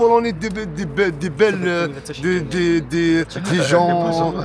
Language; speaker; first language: French; non-native, local second language; Arabic